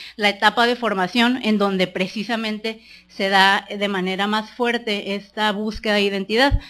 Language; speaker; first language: Spanish; native; Spanish